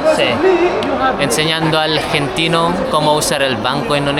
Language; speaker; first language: Spanish; non-native, fluent; Indonesian